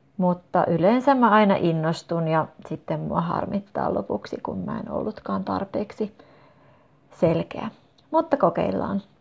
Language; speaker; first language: Finnish; native; Finnish